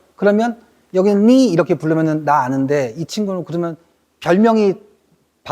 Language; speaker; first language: Korean; native; Korean